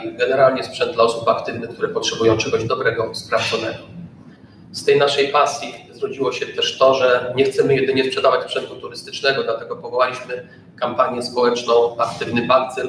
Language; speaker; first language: Polish; native; Polish